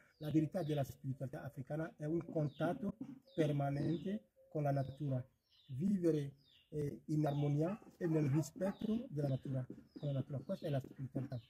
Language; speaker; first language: Italian; non-native, fluent; Ewe